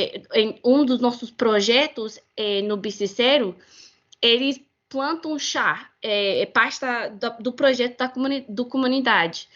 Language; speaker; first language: Portuguese; non-native, fluent; English